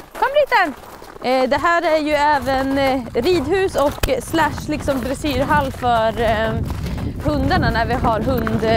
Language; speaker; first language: Swedish; native; Swedish